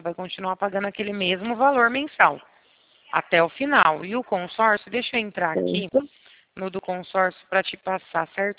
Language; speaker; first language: Portuguese; native; Portuguese